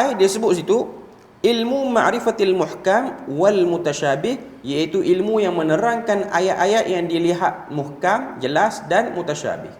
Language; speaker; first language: Malay; native; Malay